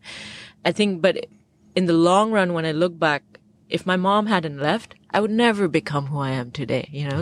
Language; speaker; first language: English; non-native, local second language; Bangla